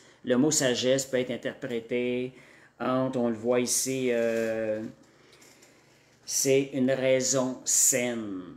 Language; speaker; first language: French; native; French